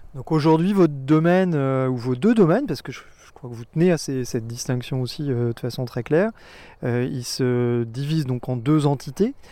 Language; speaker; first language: French; native; French